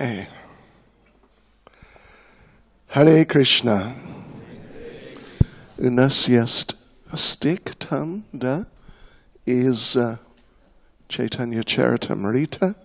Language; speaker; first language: Russian; non-native, learner; English